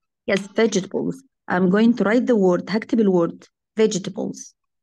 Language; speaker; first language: English; non-native, fluent; Arabic